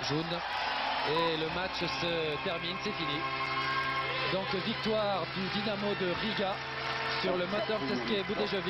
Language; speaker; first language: French; native; French